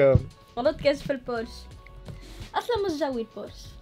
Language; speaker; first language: Arabic; native; Arabic